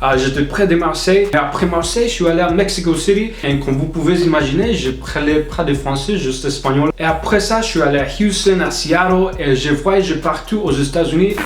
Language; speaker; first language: French; non-native, fluent; English